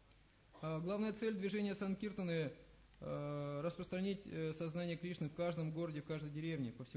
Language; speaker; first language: Russian; native; Russian